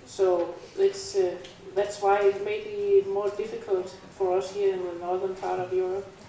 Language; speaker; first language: English; non-native, fluent; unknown